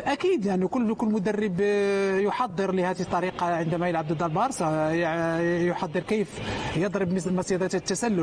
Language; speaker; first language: Arabic; native; Arabic